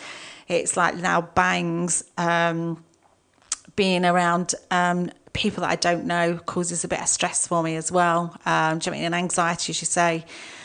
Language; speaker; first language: English; native; English